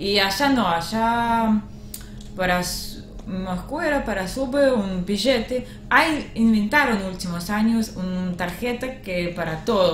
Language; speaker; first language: Spanish; non-native, learner; Russian